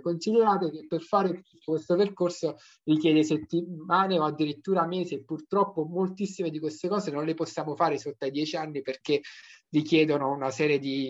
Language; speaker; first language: Italian; native; Italian